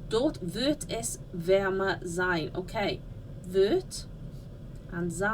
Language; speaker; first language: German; non-native, fluent; English